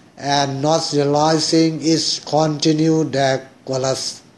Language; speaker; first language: English; non-native, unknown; Thai